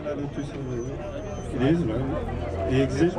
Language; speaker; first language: French; native; French